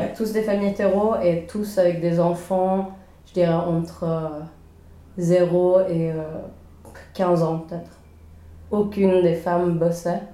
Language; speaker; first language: French; early bilingual, other home language; Swedish